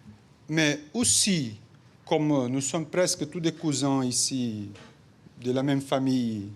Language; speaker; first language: French; non-native, fluent; Portuguese